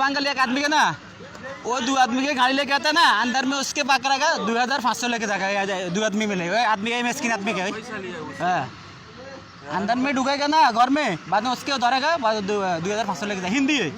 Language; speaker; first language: Hindi; non-native, learner; Bangla